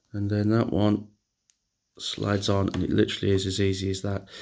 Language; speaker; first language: English; native; English